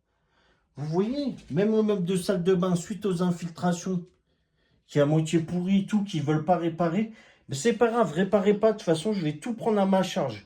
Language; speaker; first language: French; native; French